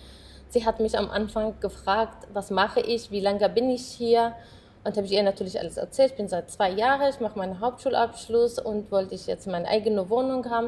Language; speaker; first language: German; non-native, fluent; Arabic